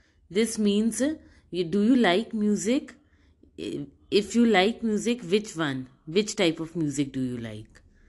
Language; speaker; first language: English; non-native, local second language; Hindi